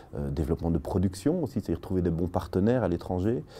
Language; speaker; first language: French; native; French